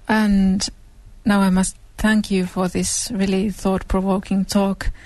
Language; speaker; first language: English; non-native, fluent; Finnish